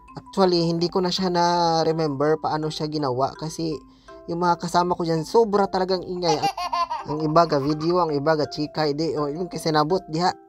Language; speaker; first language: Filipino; non-native, local second language; Cebuano